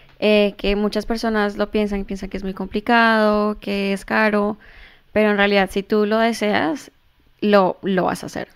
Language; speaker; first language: Spanish; early bilingual, heritage; Spanish